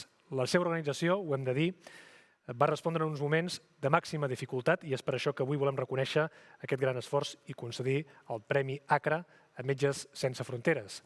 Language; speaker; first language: Catalan; native; Catalan